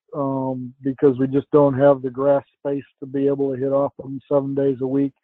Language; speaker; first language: English; native; English